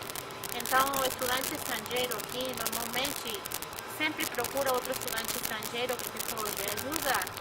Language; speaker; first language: Portuguese; non-native, fluent; Spanish